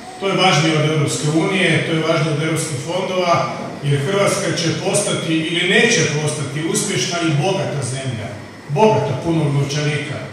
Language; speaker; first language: Croatian; native; Croatian